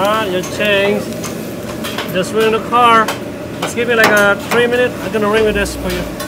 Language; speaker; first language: English; non-native, fluent; Indonesian